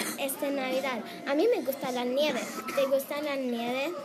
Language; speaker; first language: Spanish; non-native, learner; English